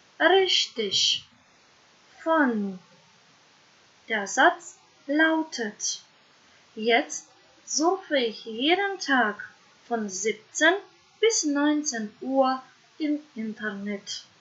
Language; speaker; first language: German; non-native, fluent; Macedonian